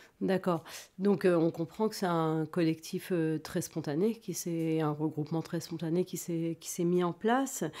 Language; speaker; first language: French; native; French